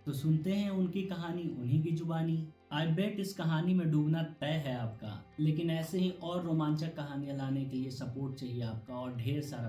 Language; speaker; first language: Hindi; native; Hindi